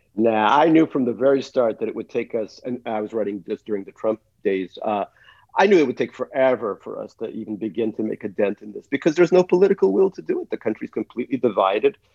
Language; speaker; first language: English; early bilingual, other home language; Russian